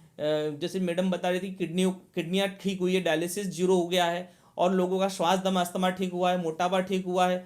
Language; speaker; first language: Hindi; native; Hindi